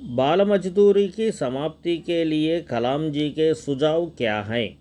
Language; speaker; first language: Hindi; non-native, local second language; Telugu